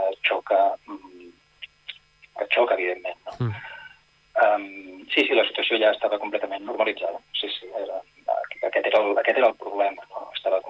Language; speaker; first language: Catalan; native; Catalan